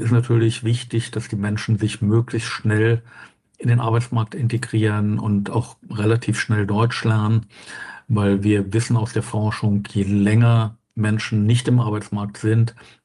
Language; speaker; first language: German; native; German